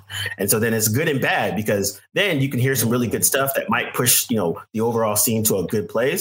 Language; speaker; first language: English; native; English